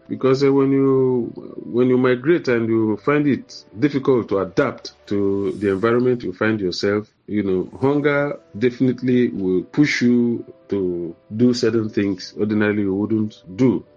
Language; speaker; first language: English; non-native, local second language; Igbo